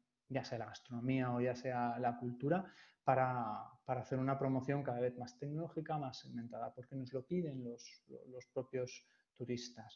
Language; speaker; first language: Spanish; native; Spanish